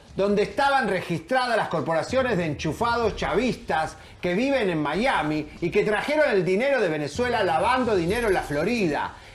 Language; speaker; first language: Spanish; native; Spanish